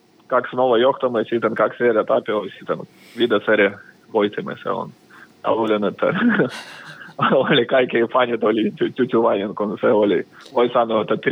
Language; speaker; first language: Finnish; non-native, learner; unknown